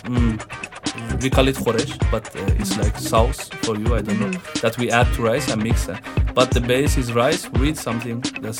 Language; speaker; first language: English; non-native, fluent; Persian